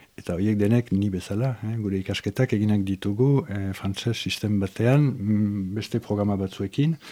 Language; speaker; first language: Basque; native; Basque